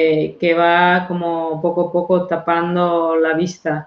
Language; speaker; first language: Spanish; non-native, fluent; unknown